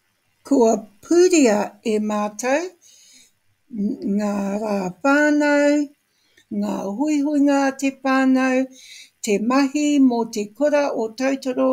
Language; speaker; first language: Māori; non-native, local second language; English